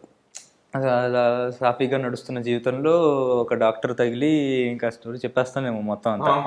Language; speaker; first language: Telugu; native; Telugu